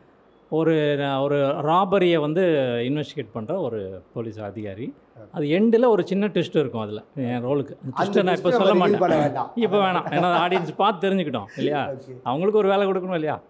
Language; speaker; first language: Tamil; native; Tamil